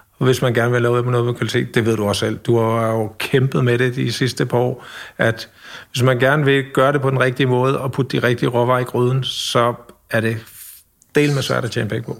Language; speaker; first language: Danish; native; Danish